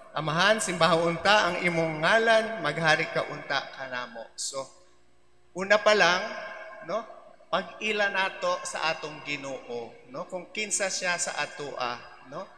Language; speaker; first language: Cebuano; non-native, local second language; Filipino